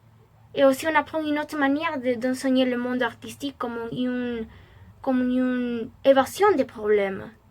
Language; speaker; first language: French; non-native, learner; Spanish